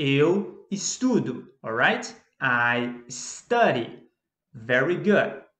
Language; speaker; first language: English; non-native, fluent; Portuguese